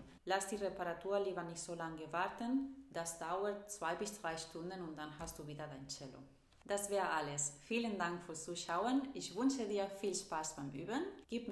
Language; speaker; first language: German; non-native, fluent; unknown